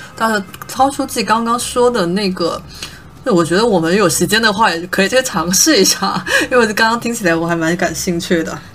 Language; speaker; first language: Chinese; native; Chinese